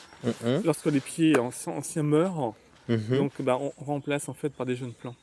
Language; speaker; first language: French; native; French